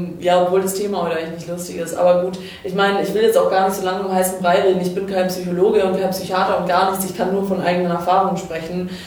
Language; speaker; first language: German; early bilingual, other home language; Croatian